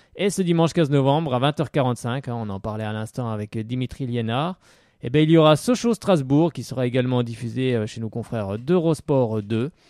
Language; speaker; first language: French; native; French